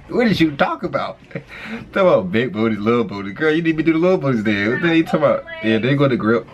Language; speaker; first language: English; native; English